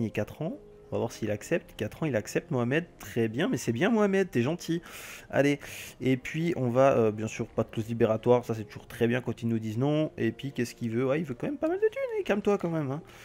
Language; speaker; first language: French; native; French